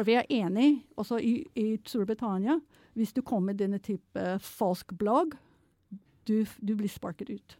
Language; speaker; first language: Norwegian; non-native, fluent; English